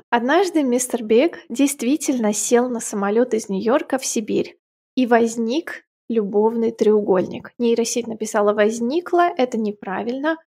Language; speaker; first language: Russian; native; Russian